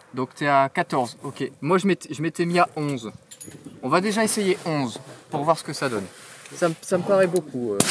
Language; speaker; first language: French; native; French